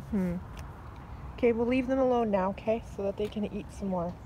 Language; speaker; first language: English; native; English